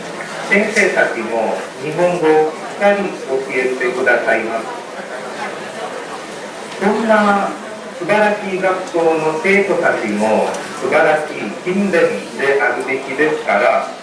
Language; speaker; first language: Japanese; non-native, fluent; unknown